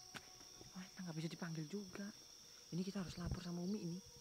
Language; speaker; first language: Indonesian; native; Indonesian